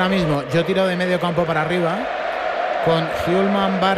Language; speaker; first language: Spanish; native; Spanish